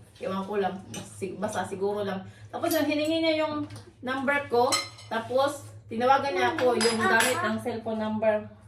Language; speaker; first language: Filipino; native; Filipino